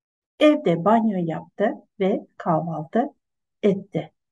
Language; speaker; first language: Turkish; non-native, fluent; Kazakh